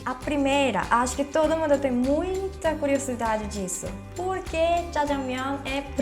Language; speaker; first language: Portuguese; non-native, fluent; Korean